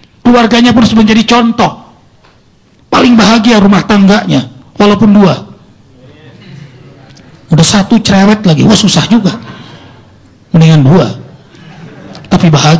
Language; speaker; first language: Indonesian; native; Indonesian